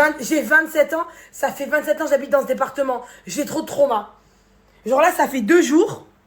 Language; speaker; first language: French; native; French